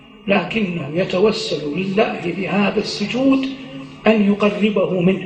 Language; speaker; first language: Arabic; native; Arabic